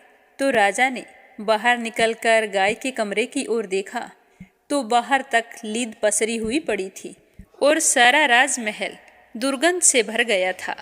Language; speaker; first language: Hindi; native; Hindi